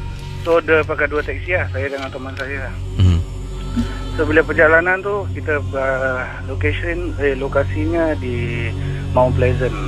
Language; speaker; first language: Malay; native; Malay